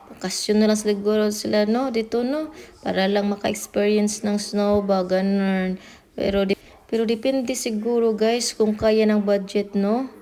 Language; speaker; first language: Filipino; non-native, local second language; Cebuano